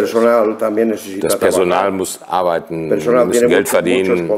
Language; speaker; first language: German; non-native, learner; Spanish